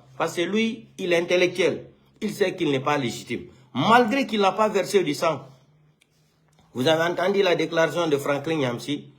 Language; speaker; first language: French; non-native, local second language; Fula